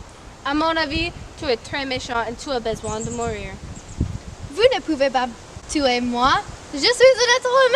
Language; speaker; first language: French; non-native, learner; English